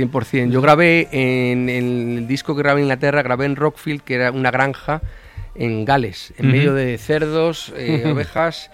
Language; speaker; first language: Spanish; native; Spanish